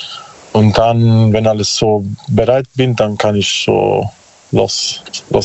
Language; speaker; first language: German; non-native, learner; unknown